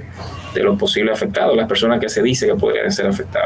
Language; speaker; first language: Spanish; native; Spanish